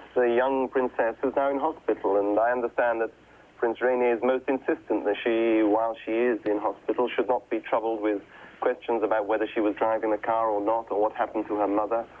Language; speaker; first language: English; native; English